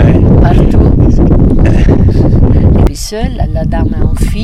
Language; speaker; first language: French; non-native, learner; Italian